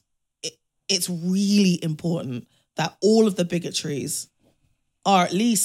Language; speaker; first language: English; native; English